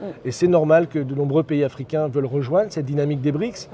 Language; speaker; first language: French; native; French